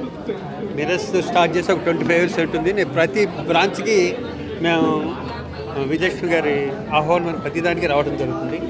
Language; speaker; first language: Telugu; native; Telugu